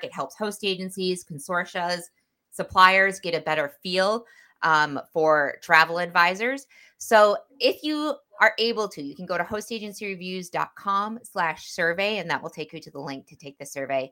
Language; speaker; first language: English; native; English